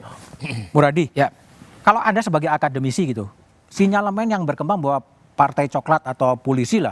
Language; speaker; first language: Indonesian; native; Indonesian